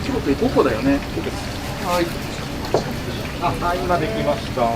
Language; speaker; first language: Japanese; native; Japanese